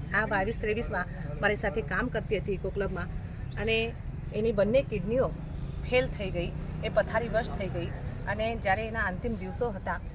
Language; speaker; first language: Gujarati; non-native, local second language; Marathi